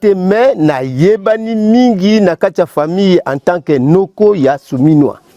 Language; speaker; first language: Lingala; non-native, local second language; Kongo